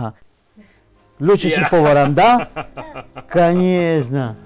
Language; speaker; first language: Russian; non-native, learner; Spanish